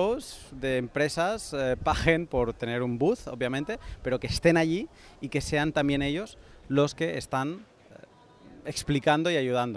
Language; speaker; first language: Spanish; native; Spanish